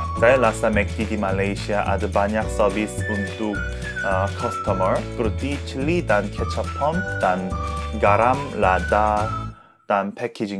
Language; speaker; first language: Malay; non-native, learner; Korean